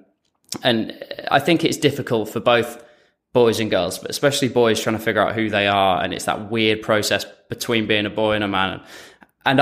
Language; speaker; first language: English; native; English